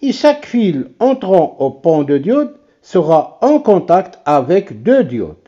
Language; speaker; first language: French; non-native, local second language; Arabic